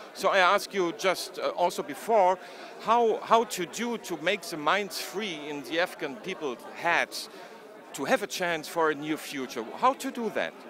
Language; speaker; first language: English; non-native, fluent; German